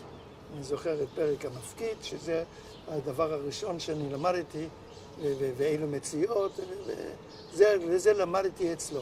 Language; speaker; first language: Hebrew; non-native, local second language; Yiddish